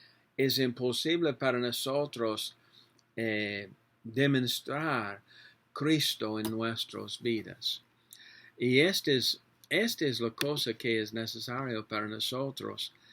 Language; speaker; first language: Spanish; non-native, learner; English